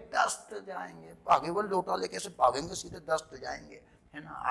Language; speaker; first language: Hindi; non-native, local second language; Rajasthani